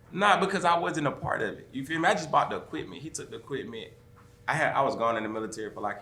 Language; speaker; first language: English; native; English